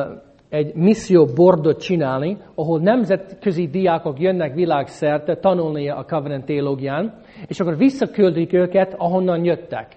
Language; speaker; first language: Hungarian; non-native, fluent; English